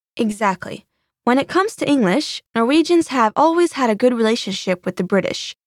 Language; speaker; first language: English; non-native, fluent; Swedish